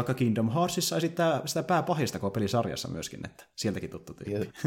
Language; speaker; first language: Finnish; native; Finnish